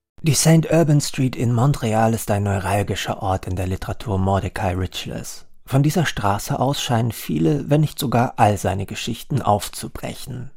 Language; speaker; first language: German; native; German